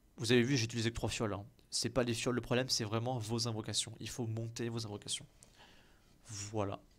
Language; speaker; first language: French; native; French